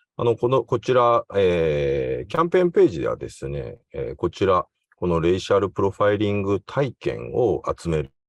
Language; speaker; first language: Japanese; native; Japanese